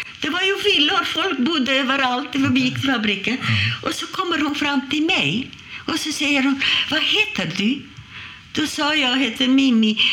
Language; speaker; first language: Swedish; non-native, fluent; Hungarian